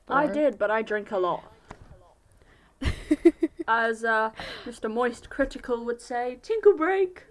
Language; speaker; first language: English; native; English